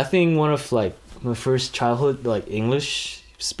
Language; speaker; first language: English; non-native, fluent; Vietnamese